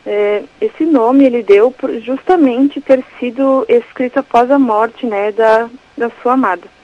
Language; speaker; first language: Portuguese; native; Portuguese